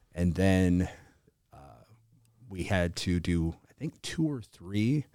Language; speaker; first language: English; native; English